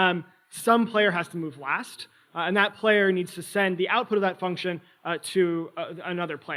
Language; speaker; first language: English; native; English